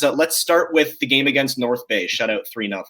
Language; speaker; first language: English; native; English